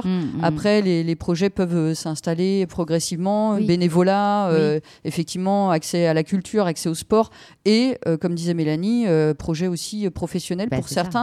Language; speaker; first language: French; native; French